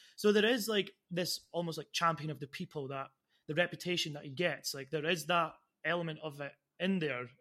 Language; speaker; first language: English; native; English